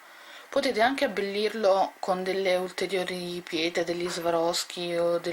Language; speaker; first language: Italian; native; Italian